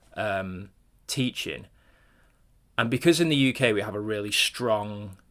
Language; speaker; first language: English; native; English